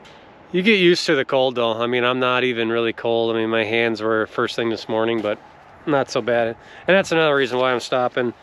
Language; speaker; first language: English; native; English